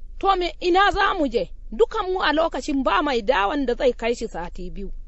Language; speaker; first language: Hausa; non-native, local second language; Fula